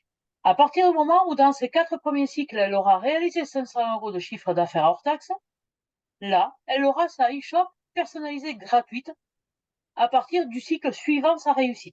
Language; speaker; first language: French; native; French